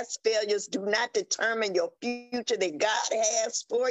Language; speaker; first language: English; native; English